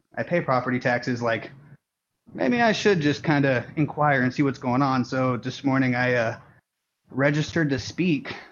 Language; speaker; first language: English; native; English